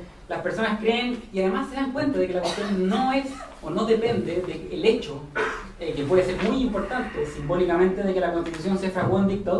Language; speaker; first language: Spanish; native; Spanish